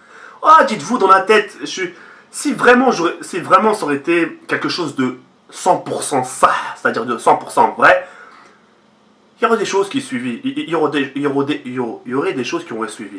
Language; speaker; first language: French; native; French